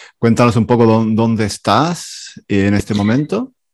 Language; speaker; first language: Spanish; native; Spanish